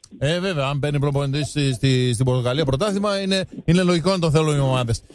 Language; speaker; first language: Greek; native; Greek